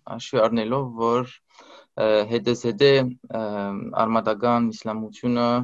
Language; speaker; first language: Armenian; early bilingual, heritage; Armenian